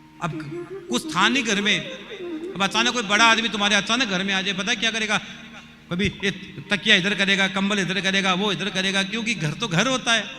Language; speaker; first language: Hindi; native; Hindi